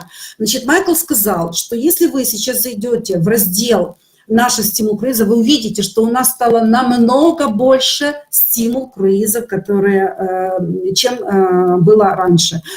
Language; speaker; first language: Russian; native; Russian